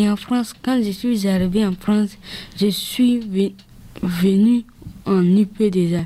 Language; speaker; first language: French; early bilingual, other home language; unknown